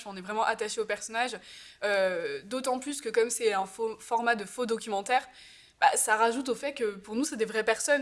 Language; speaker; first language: French; native; French